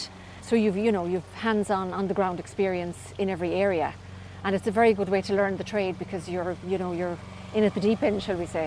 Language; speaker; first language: English; native; English